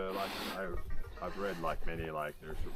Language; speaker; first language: English; non-native, fluent; Swedish